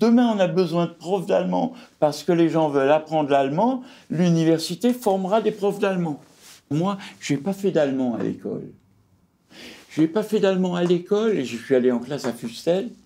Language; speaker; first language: French; native; French